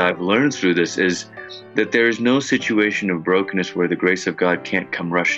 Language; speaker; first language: English; native; English